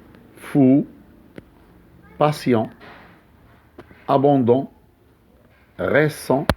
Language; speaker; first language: French; non-native, local second language; Arabic